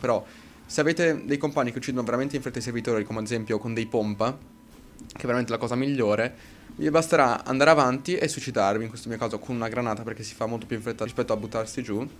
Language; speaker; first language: Italian; native; Italian